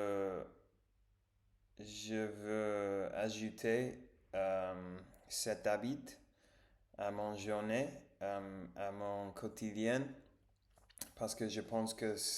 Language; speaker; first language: French; non-native, learner; English